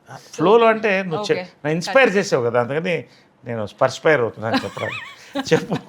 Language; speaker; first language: Telugu; native; Telugu